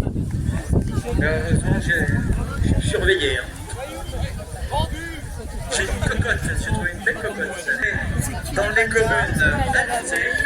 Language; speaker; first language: French; native; French